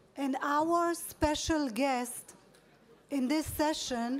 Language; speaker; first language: English; non-native, fluent; Hebrew